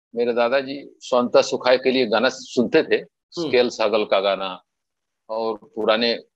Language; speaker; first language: Hindi; native; Hindi